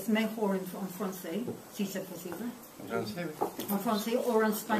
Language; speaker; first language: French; non-native, learner; English